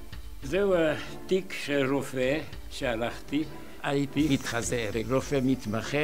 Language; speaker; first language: Hebrew; non-native, fluent; Hungarian